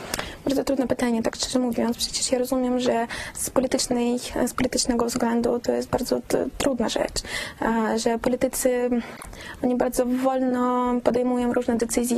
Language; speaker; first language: Polish; non-native, fluent; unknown